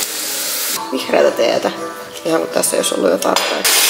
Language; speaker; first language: Finnish; native; Finnish